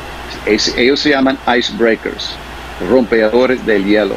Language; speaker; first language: Spanish; non-native, fluent; English